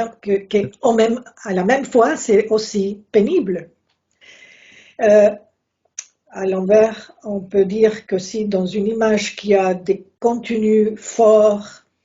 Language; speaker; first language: French; non-native, fluent; Spanish